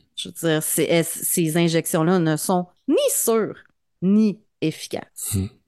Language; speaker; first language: French; native; French